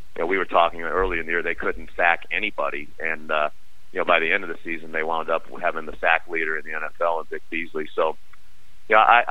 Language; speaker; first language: English; native; English